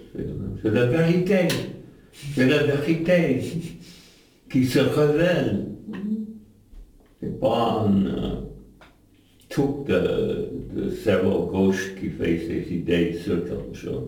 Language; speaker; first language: French; non-native, fluent; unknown